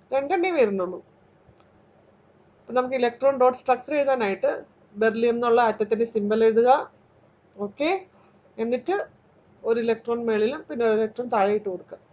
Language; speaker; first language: Malayalam; native; Malayalam